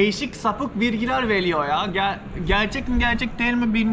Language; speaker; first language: Turkish; non-native, fluent; Japanese